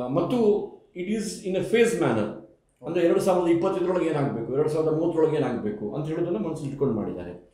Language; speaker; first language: Kannada; native; Kannada